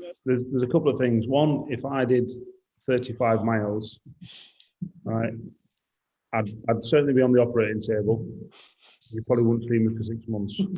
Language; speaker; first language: English; native; English